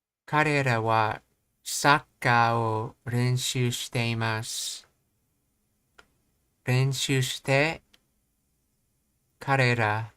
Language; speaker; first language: Japanese; non-native, learner; English